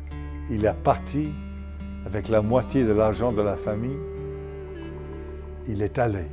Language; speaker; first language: French; non-native, fluent; English